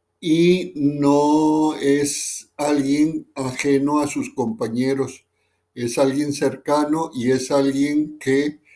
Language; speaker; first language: Spanish; native; Spanish